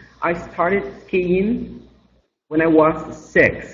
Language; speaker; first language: English; non-native, fluent; Portuguese